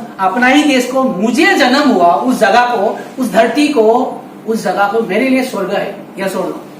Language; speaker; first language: Hindi; non-native, local second language; Bangla